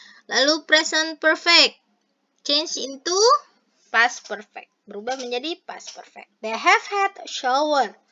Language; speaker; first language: English; non-native, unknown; Indonesian